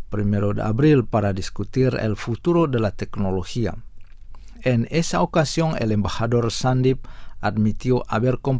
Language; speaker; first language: Spanish; non-native, fluent; Indonesian